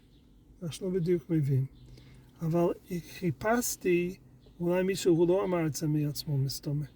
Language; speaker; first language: Hebrew; non-native, fluent; English